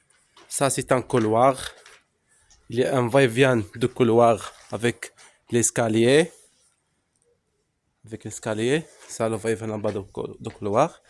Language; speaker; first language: French; non-native, local second language; Arabic